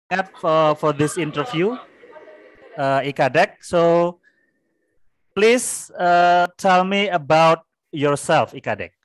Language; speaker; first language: English; non-native, fluent; Indonesian